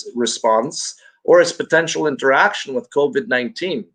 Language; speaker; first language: English; non-native, local second language; Filipino